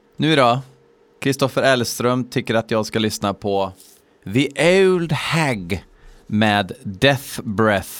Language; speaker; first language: Swedish; native; Swedish